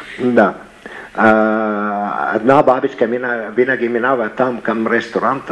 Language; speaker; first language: Bulgarian; non-native, learner; Arabic